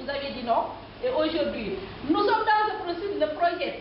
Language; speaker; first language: French; non-native, local second language; Wolof